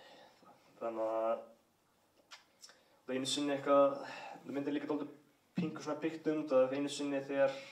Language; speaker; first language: Icelandic; early bilingual, heritage; English